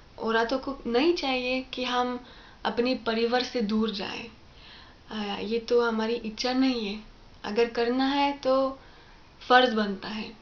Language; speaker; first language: Hindi; non-native, fluent; French